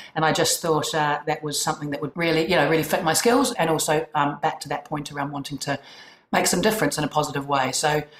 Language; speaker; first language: English; native; English